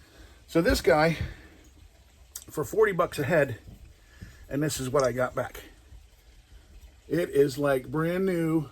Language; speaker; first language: English; native; English